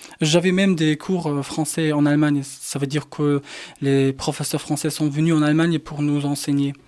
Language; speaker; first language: French; non-native, fluent; German